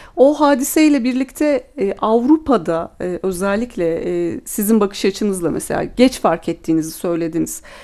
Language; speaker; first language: Turkish; native; Turkish